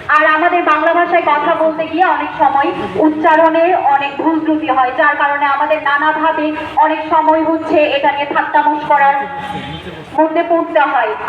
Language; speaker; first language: Bangla; non-native, local second language; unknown